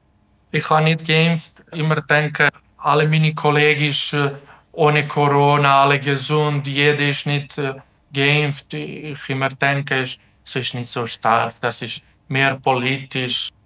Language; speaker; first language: German; non-native, learner; Turkish